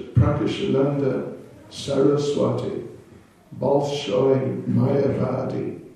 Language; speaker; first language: Russian; non-native, learner; English